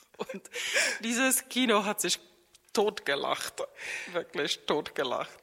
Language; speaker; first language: German; non-native, fluent; Czech